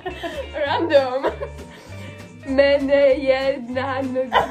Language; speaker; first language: Indonesian; non-native, learner; Czech